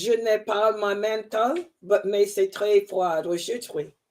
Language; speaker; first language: French; non-native, learner; English